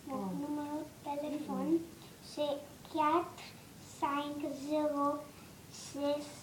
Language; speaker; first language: French; non-native, learner; English